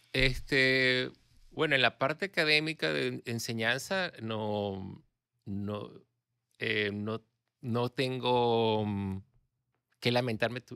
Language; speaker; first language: Spanish; native; Spanish